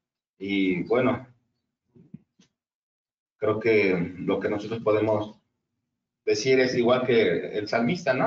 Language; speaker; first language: Spanish; native; Spanish